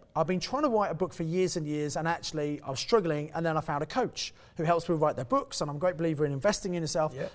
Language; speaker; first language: English; native; English